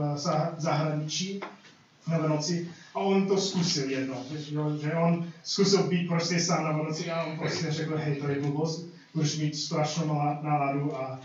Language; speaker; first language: Czech; non-native, fluent; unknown